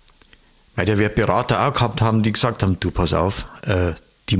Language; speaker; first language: German; native; German